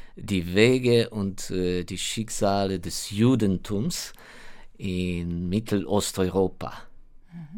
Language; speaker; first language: German; non-native, fluent; Ukrainian